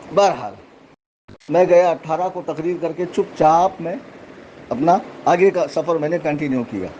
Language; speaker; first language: Urdu; native; Urdu